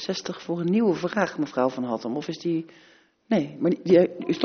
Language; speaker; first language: Dutch; native; Dutch